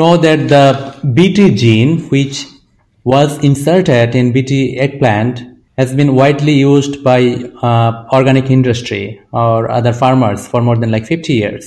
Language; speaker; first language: English; non-native, local second language; Bangla